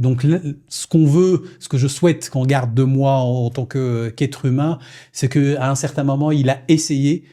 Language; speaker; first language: French; non-native, local second language; Arabic